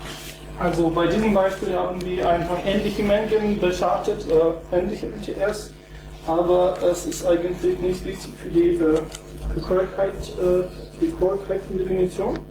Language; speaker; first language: German; non-native, fluent; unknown